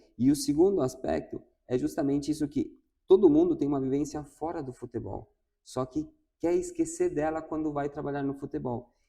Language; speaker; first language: Portuguese; non-native, fluent; Spanish